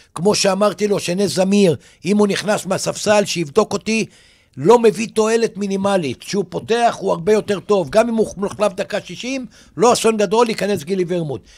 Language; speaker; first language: Hebrew; native; Hebrew